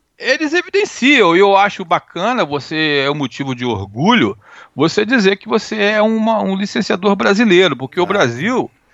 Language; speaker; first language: Portuguese; native; Portuguese